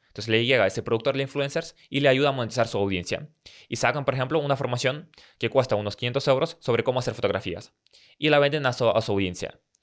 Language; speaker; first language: Spanish; early bilingual, other home language; Russian